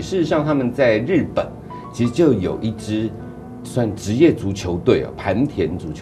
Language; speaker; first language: Chinese; native; Chinese